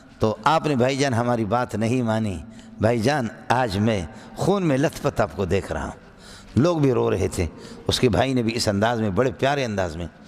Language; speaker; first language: Urdu; non-native, local second language; Brahui